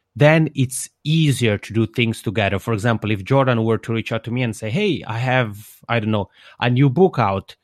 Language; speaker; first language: English; non-native, fluent; Italian